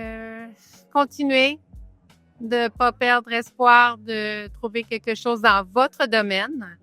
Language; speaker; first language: French; native; French